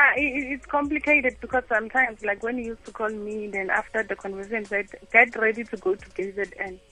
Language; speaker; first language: English; non-native, local second language; Northern Sotho